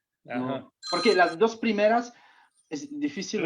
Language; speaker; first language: Spanish; non-native, fluent; Czech